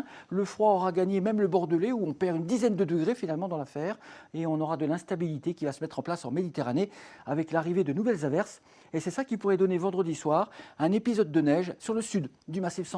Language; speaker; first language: French; native; French